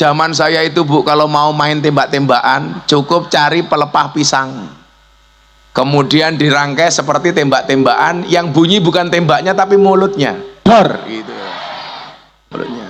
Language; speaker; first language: Indonesian; non-native, local second language; Javanese